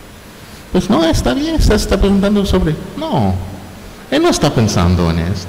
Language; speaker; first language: Spanish; non-native, fluent; English